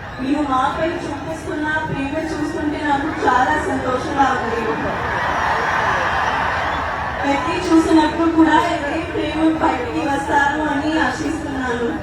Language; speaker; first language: Telugu; non-native, learner; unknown